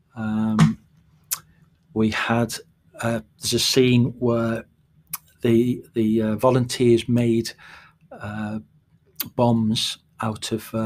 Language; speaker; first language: English; native; English